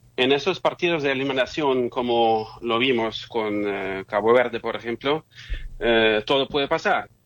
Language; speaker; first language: Spanish; non-native, fluent; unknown